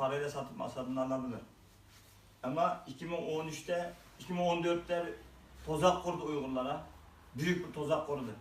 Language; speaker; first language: Turkish; non-native, learner; Uyghur